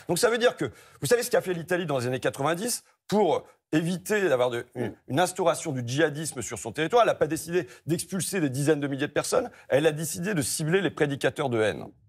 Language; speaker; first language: French; native; French